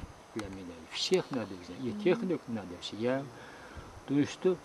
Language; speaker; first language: Russian; non-native, local second language; Uyghur